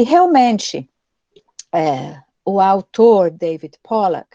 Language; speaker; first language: Portuguese; non-native, fluent; English